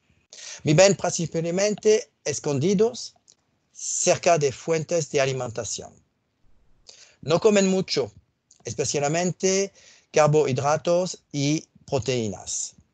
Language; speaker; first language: Spanish; non-native, learner; French